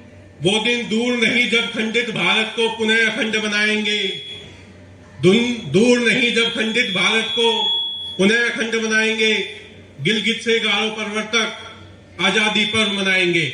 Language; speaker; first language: Hindi; native; Hindi